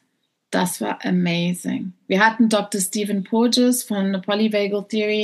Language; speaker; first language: German; non-native, fluent; English